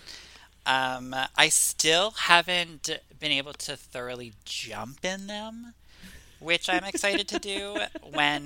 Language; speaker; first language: English; native; English